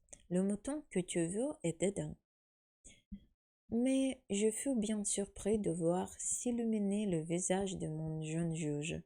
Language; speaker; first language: French; non-native, fluent; Ukrainian